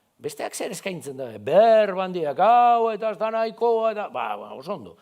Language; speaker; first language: Basque; non-native, local second language; Spanish